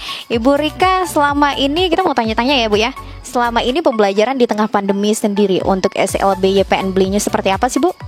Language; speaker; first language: Indonesian; native; Indonesian